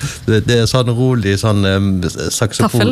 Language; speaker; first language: Norwegian; native; Norwegian